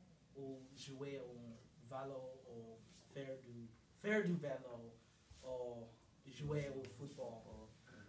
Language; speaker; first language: French; non-native, learner; English